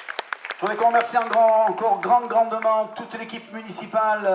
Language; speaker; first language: French; native; French